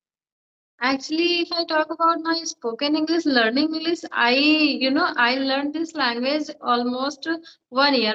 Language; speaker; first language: English; non-native, learner; Hindi